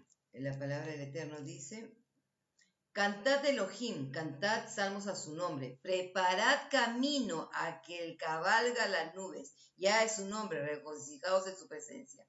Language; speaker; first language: Spanish; native; Spanish